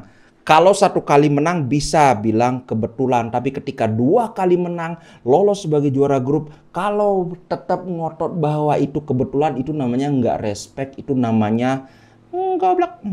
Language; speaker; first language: Indonesian; native; Indonesian